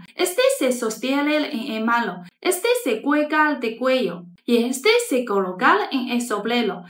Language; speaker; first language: Spanish; non-native, fluent; Chinese